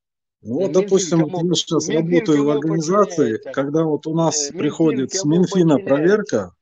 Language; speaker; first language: Russian; non-native, local second language; Chechen